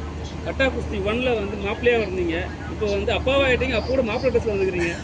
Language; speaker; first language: Tamil; native; Tamil